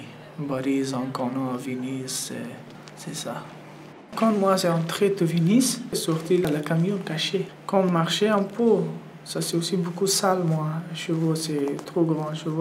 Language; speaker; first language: French; non-native, learner; Persian